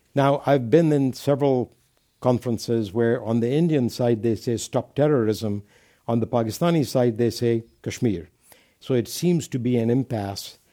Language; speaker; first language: English; non-native, local second language; Urdu